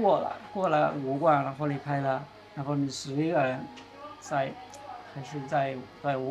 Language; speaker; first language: Chinese; non-native, learner; Spanish